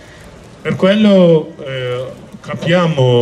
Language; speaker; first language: Italian; non-native, learner; Kurdish